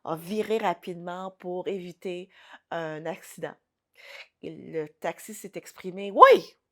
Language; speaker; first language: French; early bilingual, other home language; Haitian Creole